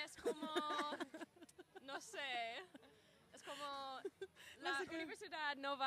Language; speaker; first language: Spanish; non-native, learner; English